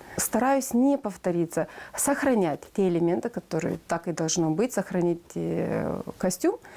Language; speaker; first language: Russian; non-native, local second language; Romanian